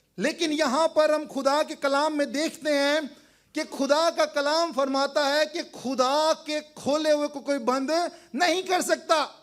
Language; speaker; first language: Urdu; non-native, local second language; Punjabi